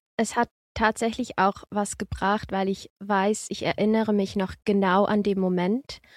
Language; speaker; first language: German; early bilingual, other home language; Portuguese